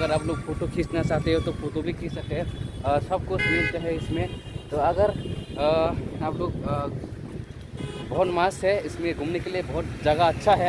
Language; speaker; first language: Hindi; non-native, local second language; Kok Borok